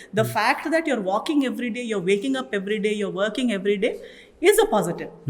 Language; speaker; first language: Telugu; non-native, fluent; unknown